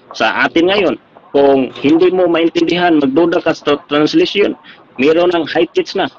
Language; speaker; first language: Filipino; non-native, local second language; Cebuano